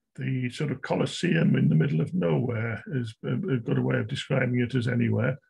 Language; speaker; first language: English; native; English